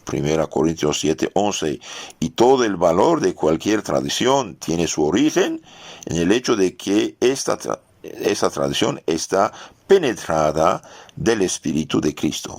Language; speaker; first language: Spanish; non-native, fluent; French